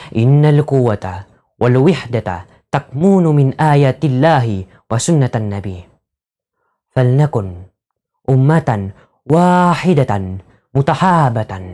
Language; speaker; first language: Arabic; non-native, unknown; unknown